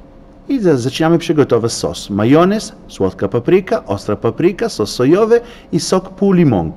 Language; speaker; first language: Polish; non-native, learner; Italian